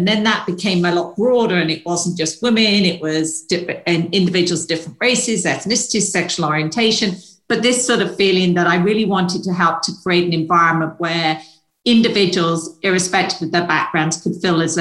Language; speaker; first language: English; native; English